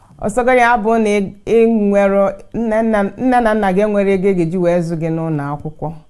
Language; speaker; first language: Igbo; native; Igbo